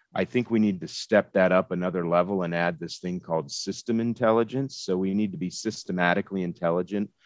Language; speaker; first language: English; native; English